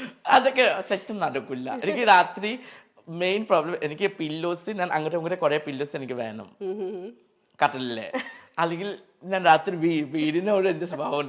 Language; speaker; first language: Malayalam; non-native, fluent; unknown